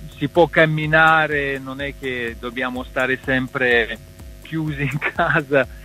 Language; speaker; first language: Italian; non-native, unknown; Russian